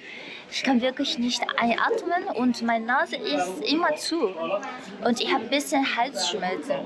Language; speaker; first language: German; non-native, learner; Japanese